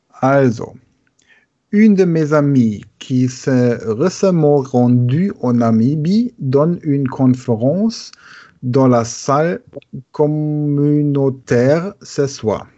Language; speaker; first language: French; non-native, learner; German